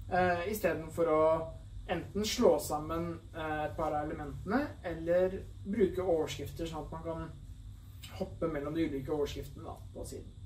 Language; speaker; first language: Norwegian; native; Norwegian